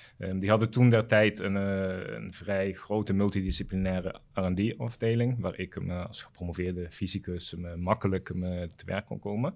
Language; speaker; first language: Dutch; non-native, local second language; Papiamento